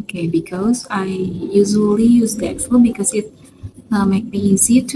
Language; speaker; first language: English; non-native, fluent; Indonesian